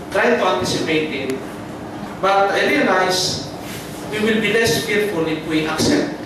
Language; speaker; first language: English; non-native, local second language; Filipino